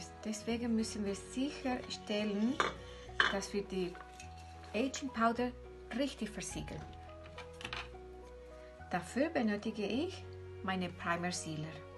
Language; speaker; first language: German; non-native, fluent; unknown